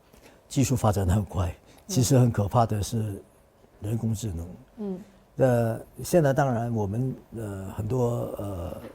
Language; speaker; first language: Chinese; non-native, fluent; Cantonese